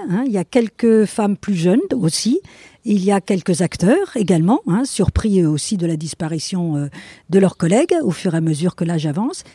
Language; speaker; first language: French; non-native, fluent; Spanish